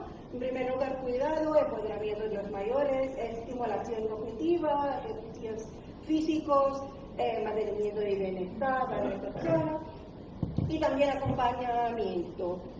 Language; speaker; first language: Spanish; non-native, learner; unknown